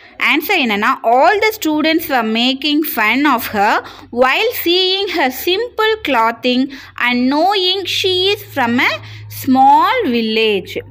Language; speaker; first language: English; non-native, local second language; Tamil